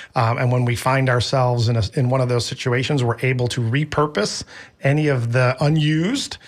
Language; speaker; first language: English; native; English